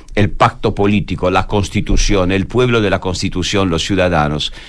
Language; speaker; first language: Spanish; non-native, fluent; Italian